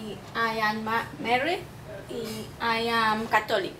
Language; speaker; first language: English; non-native, learner; Spanish